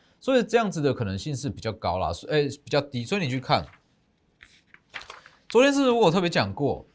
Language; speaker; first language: Chinese; native; Chinese